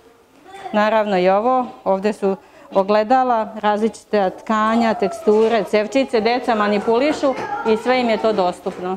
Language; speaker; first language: Serbian; native; Serbian